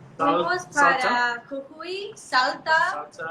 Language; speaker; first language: Spanish; non-native, learner; English